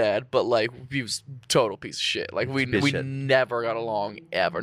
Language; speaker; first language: English; native; English